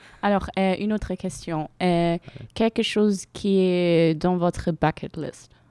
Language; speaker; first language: French; non-native, fluent; German